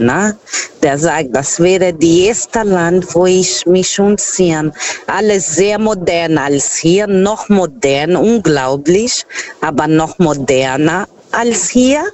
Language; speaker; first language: German; non-native, learner; Portuguese